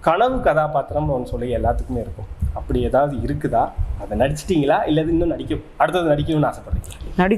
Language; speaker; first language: Tamil; native; Tamil